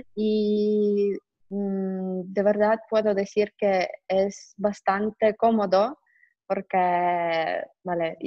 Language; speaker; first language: Spanish; non-native, fluent; Russian